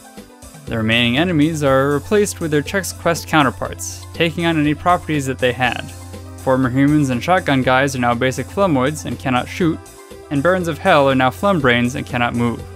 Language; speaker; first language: English; native; English